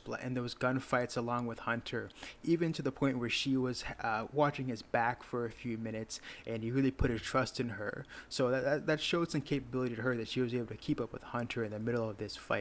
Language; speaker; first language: English; native; English